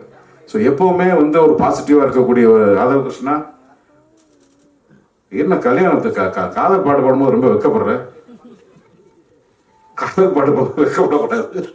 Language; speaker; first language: Tamil; native; Tamil